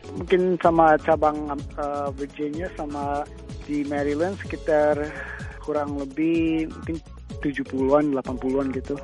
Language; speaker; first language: Indonesian; early bilingual, heritage; Indonesian